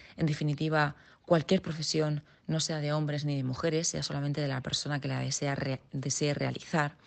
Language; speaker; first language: Spanish; native; Spanish